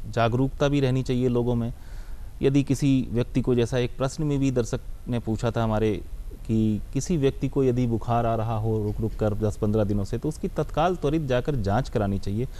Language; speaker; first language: Hindi; native; Hindi